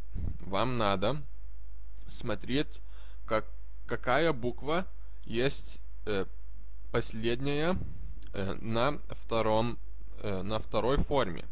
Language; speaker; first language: Russian; non-native, fluent; Lithuanian